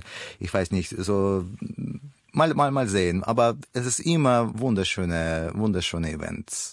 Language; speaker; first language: German; non-native, learner; Russian